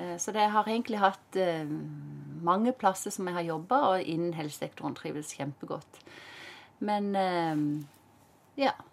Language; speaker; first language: Norwegian; native; Norwegian